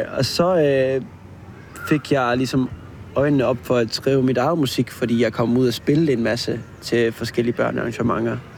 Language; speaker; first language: Danish; non-native, local second language; Faroese